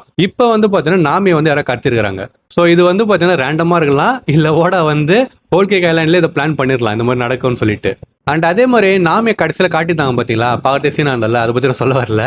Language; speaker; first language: Tamil; native; Tamil